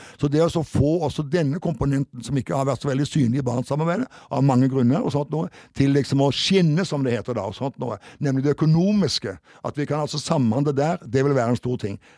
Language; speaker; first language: Norwegian; native; Norwegian